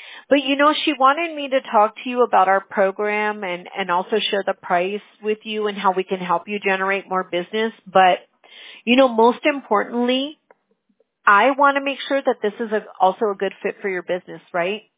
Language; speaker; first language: English; early bilingual, other home language; Spanish